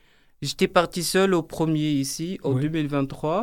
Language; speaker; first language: French; non-native, learner; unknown